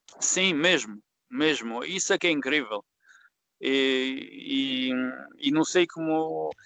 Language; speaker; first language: Portuguese; early bilingual, heritage; Portuguese